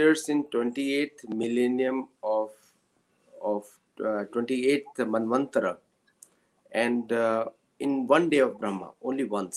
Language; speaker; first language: English; non-native, local second language; Marathi